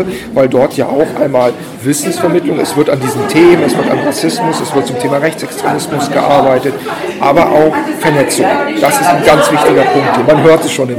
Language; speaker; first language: German; native; German